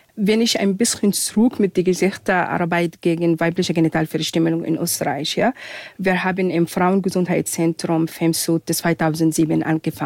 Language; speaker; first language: German; non-native, fluent; Arabic